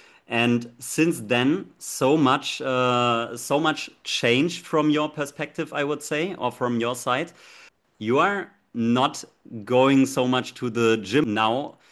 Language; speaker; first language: English; non-native, fluent; German